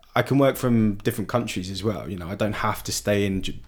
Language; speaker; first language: English; native; English